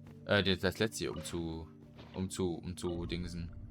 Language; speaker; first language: German; native; German